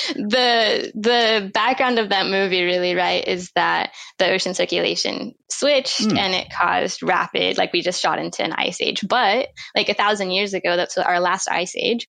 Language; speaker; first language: English; native; English